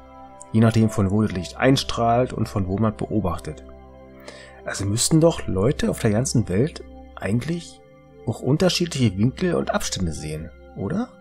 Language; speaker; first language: German; native; German